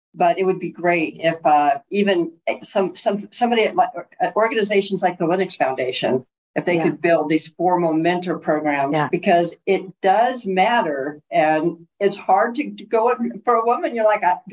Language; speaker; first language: English; native; English